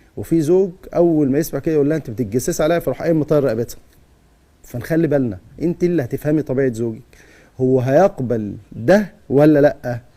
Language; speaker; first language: Egyptian Arabic; native; Egyptian Arabic